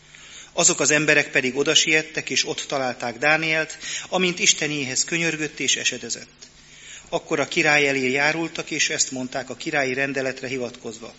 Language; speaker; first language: Hungarian; native; Hungarian